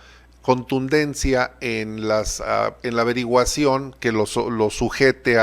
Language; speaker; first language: Spanish; native; Spanish